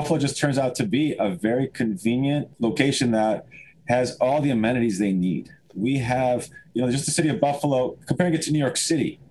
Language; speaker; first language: English; native; English